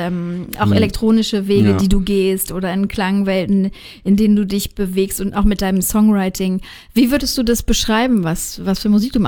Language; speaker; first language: German; native; German